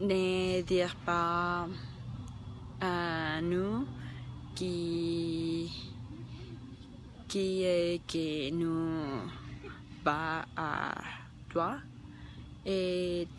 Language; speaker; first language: French; non-native, learner; Spanish